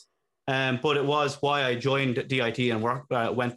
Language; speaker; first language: English; native; English